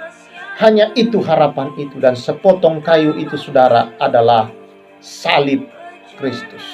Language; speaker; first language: Indonesian; native; Indonesian